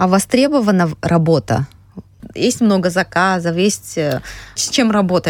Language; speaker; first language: Russian; native; Russian